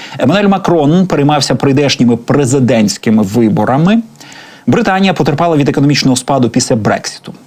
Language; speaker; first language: Ukrainian; native; Ukrainian